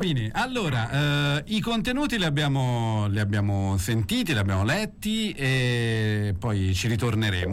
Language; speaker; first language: Italian; native; Italian